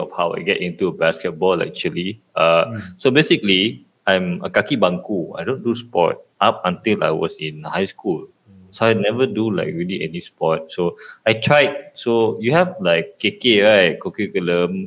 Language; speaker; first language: English; non-native, local second language; Malay